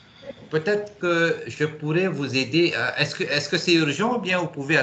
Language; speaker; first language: French; non-native, fluent; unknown